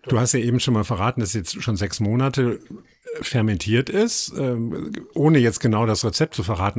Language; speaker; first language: German; native; German